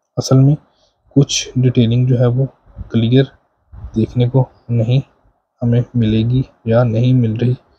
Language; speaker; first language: Urdu; native; Urdu